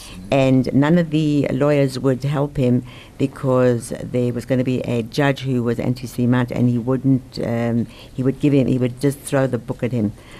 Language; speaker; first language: English; native; English